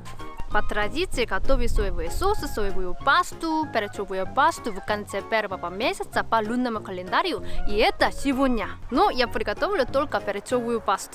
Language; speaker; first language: Russian; non-native, learner; Korean